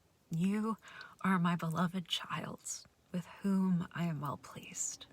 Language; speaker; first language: English; native; English